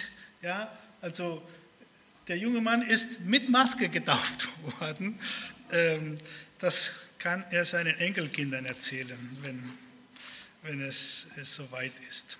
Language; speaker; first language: German; early bilingual, other home language; Spanish